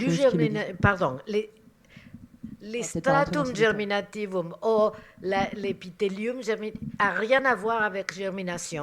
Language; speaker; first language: French; non-native, fluent; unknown